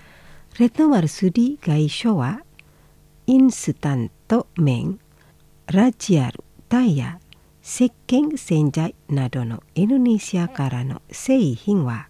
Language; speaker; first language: Japanese; non-native, fluent; Indonesian